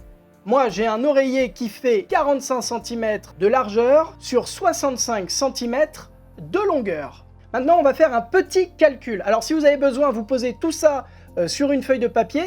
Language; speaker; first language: French; native; French